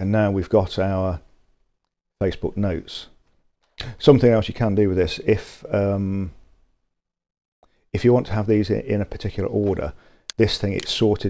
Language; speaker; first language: English; native; English